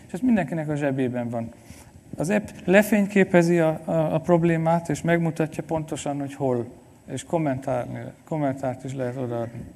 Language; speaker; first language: Hungarian; non-native, fluent; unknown